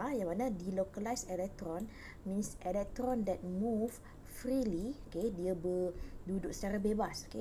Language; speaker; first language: English; non-native, local second language; Malay